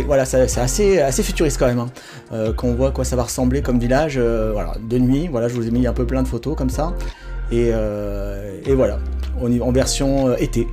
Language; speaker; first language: French; native; French